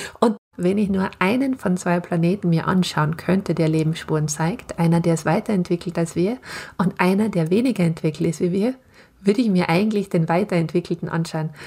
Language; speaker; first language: German; native; German